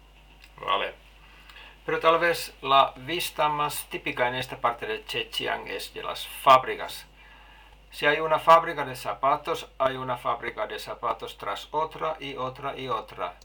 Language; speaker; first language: Spanish; non-native, learner; Finnish